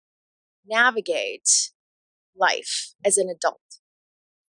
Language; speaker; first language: English; non-native, fluent; Spanish